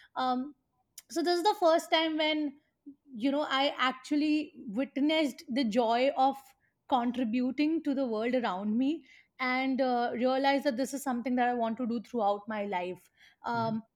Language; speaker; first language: English; non-native, local second language; Hindi